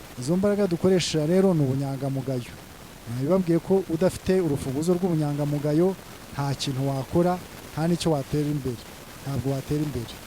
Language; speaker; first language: Kinyarwanda; early bilingual, heritage; Kinyarwanda